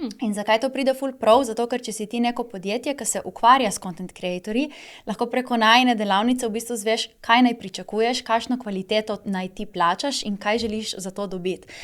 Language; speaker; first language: Slovenian; native; Slovenian